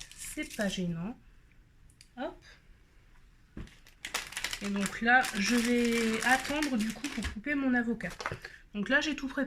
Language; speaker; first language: French; native; French